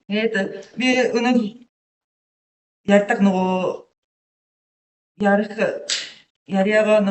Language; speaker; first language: Mongolian; non-native, learner; Japanese